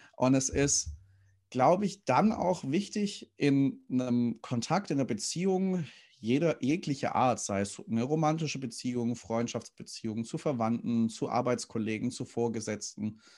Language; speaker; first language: German; native; German